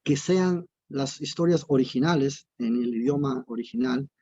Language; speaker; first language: Spanish; early bilingual, other home language; English